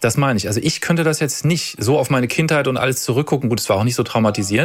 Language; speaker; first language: German; native; German